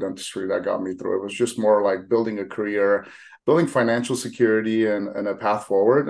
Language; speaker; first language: English; early bilingual, other home language; Armenian